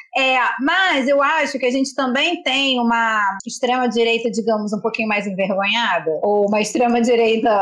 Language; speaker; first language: Portuguese; native; Portuguese